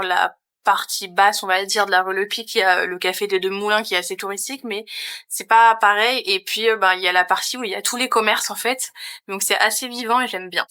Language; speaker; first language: French; native; French